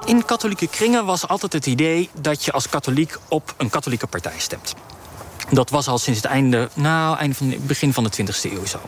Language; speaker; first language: Dutch; native; Dutch